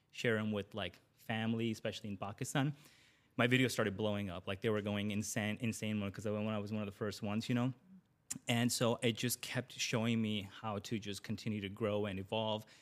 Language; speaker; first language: English; early bilingual, other home language; Urdu